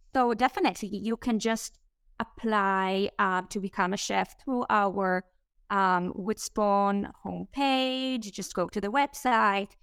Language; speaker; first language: English; non-native, fluent; Hebrew